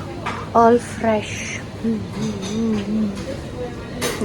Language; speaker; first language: English; non-native, fluent; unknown